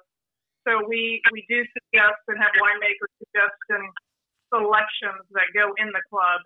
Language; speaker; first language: English; native; English